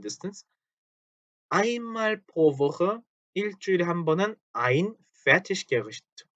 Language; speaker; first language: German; non-native, fluent; Korean